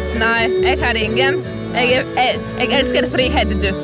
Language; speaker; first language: Norwegian; non-native, fluent; Polish